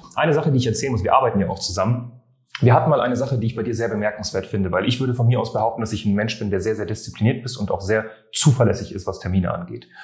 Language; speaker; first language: German; non-native, fluent; French